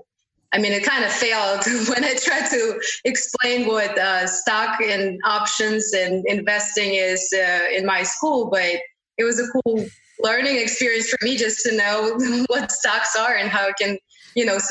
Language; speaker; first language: English; non-native, fluent; Uzbek